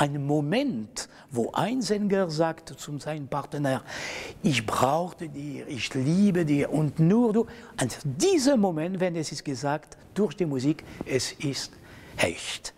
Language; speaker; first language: German; non-native, fluent; French